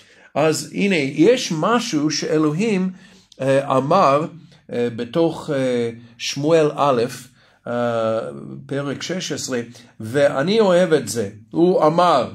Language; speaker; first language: Hebrew; non-native, fluent; English